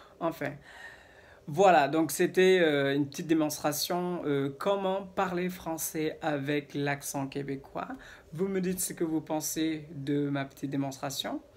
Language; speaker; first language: French; non-native, fluent; Indonesian